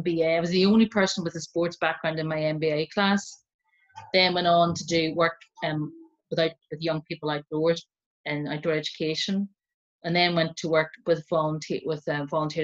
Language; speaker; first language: English; native; English